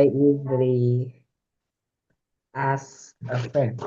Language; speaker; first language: English; non-native, learner; Vietnamese